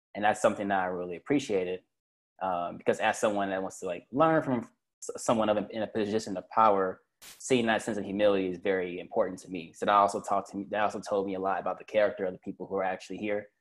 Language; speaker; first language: English; native; English